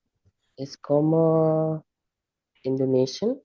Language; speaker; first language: German; non-native, learner; Indonesian